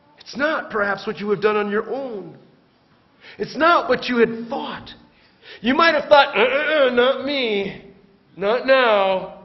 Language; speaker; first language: English; native; English